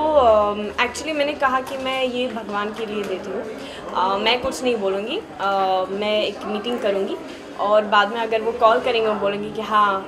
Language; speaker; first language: Hindi; non-native, fluent; Swedish